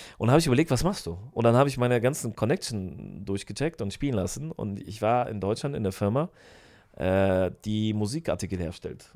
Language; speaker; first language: German; native; German